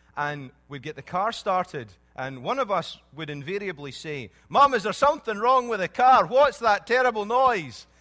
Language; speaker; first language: English; native; English